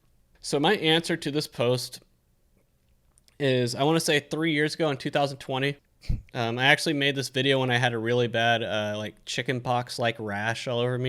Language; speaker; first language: English; native; English